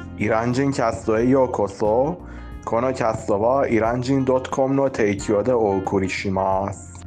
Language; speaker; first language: Japanese; non-native, fluent; Persian